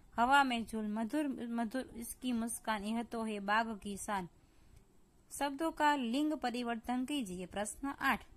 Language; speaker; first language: Hindi; non-native, local second language; Gujarati